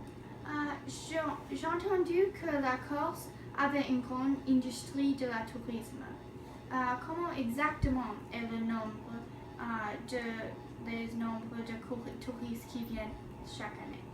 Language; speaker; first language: French; non-native, learner; English